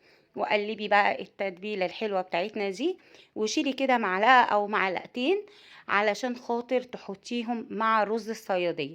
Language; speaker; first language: Arabic; native; Arabic